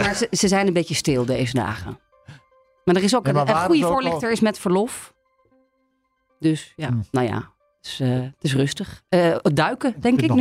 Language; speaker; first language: Dutch; native; Dutch